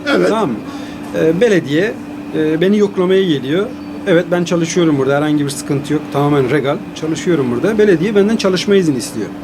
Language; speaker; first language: Turkish; non-native, fluent; Persian